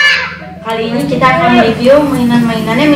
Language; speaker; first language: Indonesian; native; Indonesian